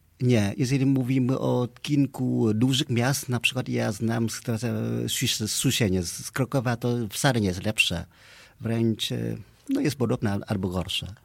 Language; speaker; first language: Polish; non-native, fluent; Vietnamese